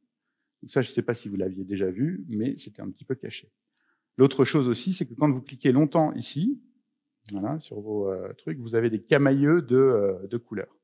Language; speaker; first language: French; native; French